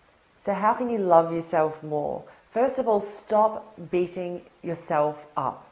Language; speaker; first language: English; native; English